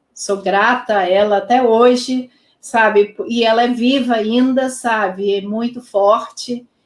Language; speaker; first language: Portuguese; non-native, local second language; Low German